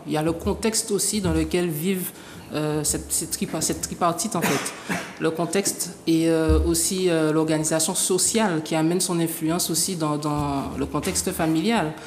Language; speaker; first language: French; native; French